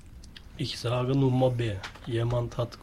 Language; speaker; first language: German; non-native, learner; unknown